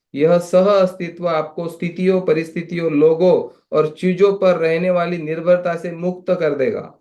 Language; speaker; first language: Hindi; non-native, local second language; Marathi